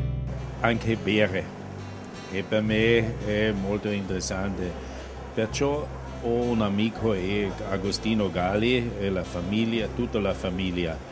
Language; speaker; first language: Italian; non-native, learner; German